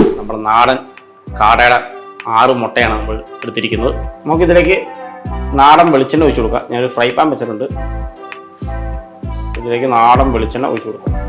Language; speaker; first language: Malayalam; native; Malayalam